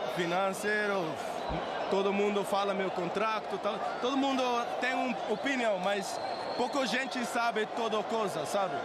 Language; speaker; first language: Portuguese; non-native, learner; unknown